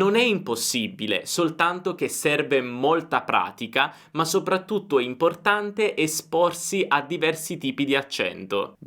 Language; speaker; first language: Italian; native; Italian